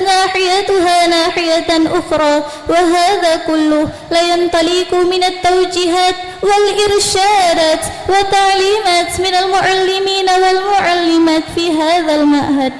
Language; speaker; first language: Arabic; non-native, learner; Indonesian